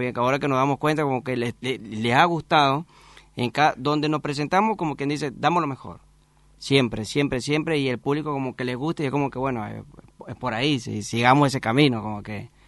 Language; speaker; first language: Spanish; native; Spanish